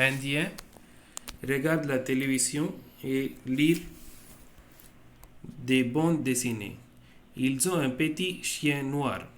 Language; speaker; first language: French; non-native, fluent; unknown